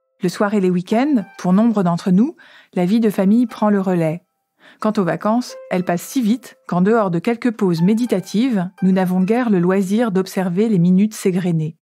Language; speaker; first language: French; native; French